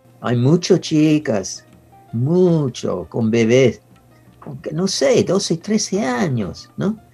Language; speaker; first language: Spanish; non-native, learner; English